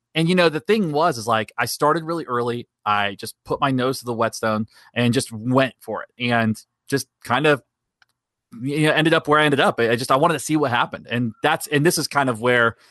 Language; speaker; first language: English; native; English